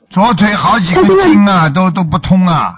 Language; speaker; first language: Chinese; native; Chinese